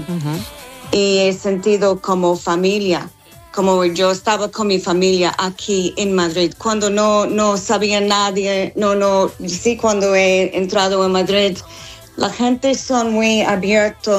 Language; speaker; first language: Spanish; non-native, fluent; English